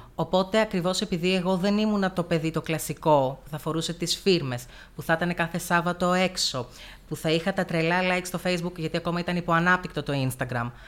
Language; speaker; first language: Greek; native; Greek